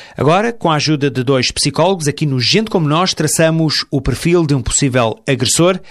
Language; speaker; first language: Portuguese; native; Portuguese